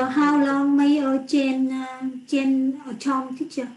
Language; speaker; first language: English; non-native, learner; Vietnamese